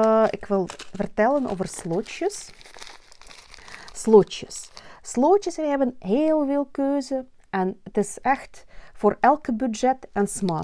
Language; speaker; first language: Dutch; non-native, learner; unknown